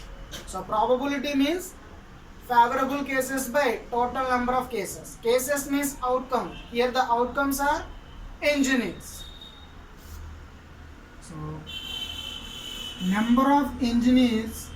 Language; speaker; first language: English; non-native, local second language; Telugu